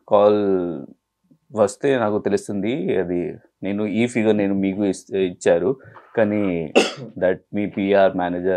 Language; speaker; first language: Telugu; non-native, learner; Hindi